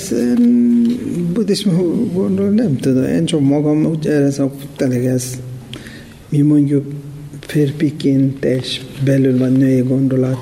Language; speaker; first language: Hungarian; non-native, learner; Tibetan